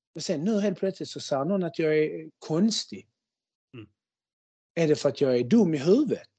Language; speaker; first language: Swedish; native; Swedish